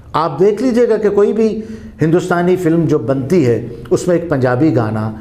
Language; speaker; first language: Hindi; native; Hindi